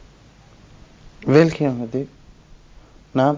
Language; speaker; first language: Dutch; non-native, learner; Turkish